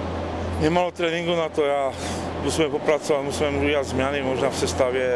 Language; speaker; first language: Polish; non-native, learner; Czech